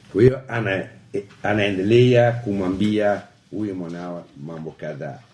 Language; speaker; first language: Swahili; non-native, fluent; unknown